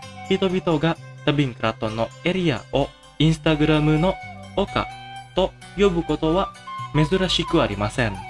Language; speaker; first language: Japanese; non-native, fluent; Indonesian